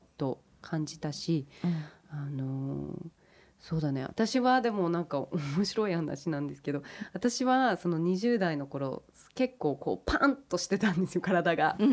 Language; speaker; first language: Japanese; early bilingual, heritage; English